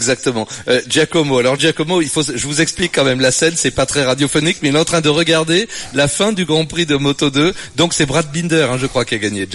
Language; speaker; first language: French; native; French